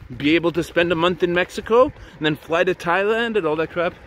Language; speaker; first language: English; native; English